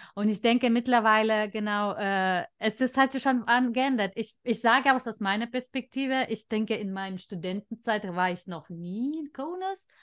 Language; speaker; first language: German; non-native, fluent; Lithuanian